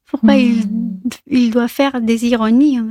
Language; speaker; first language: French; non-native, fluent; Spanish